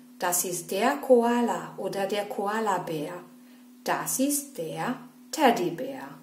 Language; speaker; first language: German; non-native, fluent; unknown